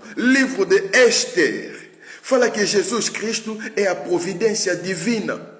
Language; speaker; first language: Portuguese; non-native, fluent; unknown